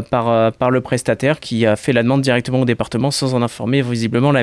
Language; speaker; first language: French; native; French